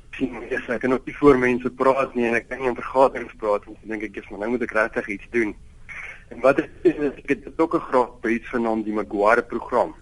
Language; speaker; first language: Afrikaans; native; Afrikaans